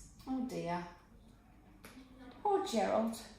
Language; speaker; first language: English; native; English